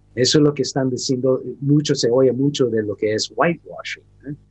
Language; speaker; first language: Spanish; early bilingual, heritage; Spanish